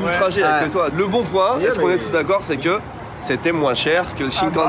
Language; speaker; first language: French; native; French